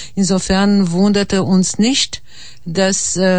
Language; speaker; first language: German; non-native, fluent; Portuguese